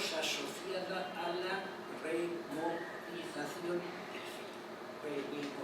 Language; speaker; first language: Spanish; native; Spanish